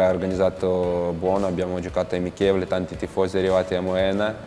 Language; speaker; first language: Italian; non-native, fluent; Ukrainian